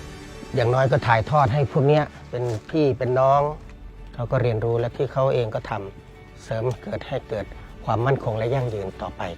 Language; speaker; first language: Thai; native; Thai